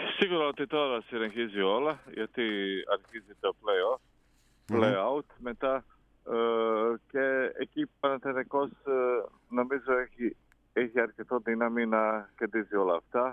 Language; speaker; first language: Greek; non-native, fluent; Croatian